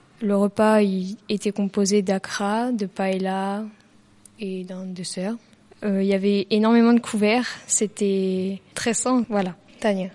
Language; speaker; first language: French; native; French